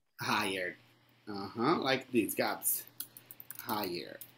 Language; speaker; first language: English; non-native, fluent; Portuguese